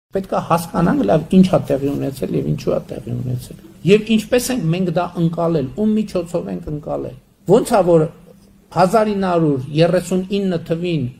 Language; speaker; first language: Armenian; native; Armenian